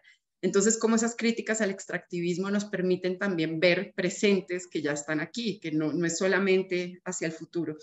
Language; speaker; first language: Spanish; native; Spanish